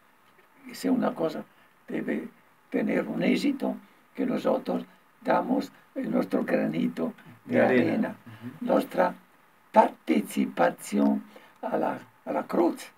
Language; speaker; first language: Spanish; non-native, learner; Italian